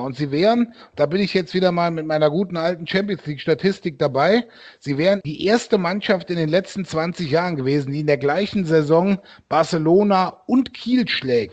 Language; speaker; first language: German; native; German